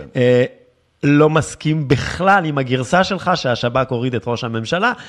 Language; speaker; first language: Hebrew; non-native, fluent; French